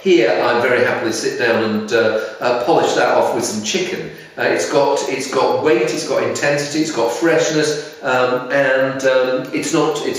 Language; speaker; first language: English; native; English